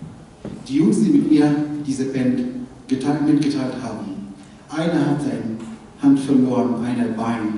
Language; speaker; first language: German; non-native, learner; Arabic